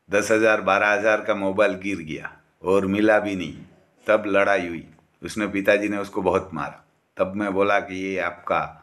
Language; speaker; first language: Hindi; non-native, local second language; Gujarati